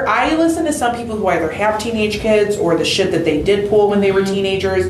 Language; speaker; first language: English; native; English